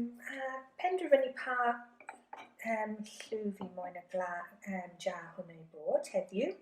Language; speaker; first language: Welsh; non-native, local second language; English